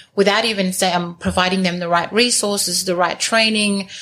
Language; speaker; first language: English; native; English